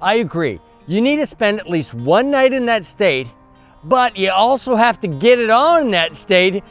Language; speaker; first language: English; native; English